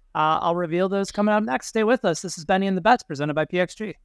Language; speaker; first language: English; native; English